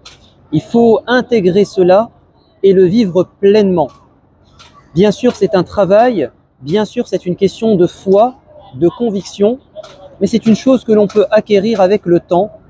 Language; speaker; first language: French; native; French